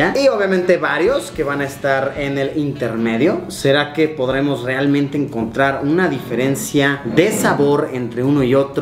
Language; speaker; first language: Spanish; native; Spanish